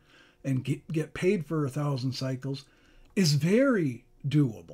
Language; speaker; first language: English; native; English